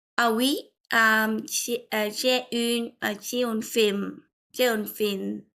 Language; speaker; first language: French; non-native, learner; Vietnamese